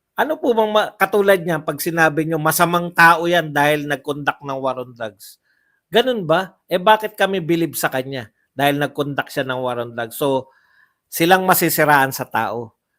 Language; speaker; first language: Filipino; native; Filipino